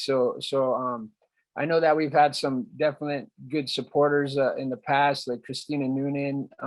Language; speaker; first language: English; native; English